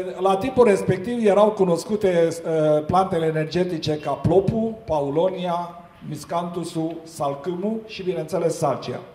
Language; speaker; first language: Romanian; non-native, local second language; Hungarian